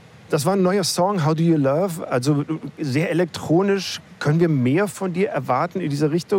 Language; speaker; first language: German; native; German